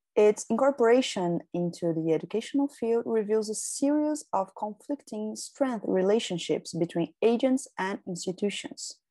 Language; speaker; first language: English; non-native, fluent; Portuguese